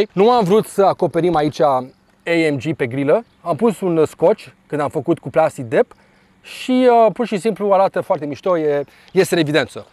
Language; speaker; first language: Romanian; early bilingual, heritage; Romanian